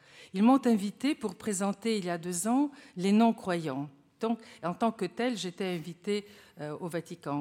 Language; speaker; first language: French; non-native, fluent; Bulgarian